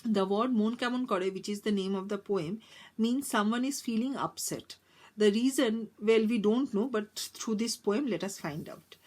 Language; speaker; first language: English; non-native, local second language; Bangla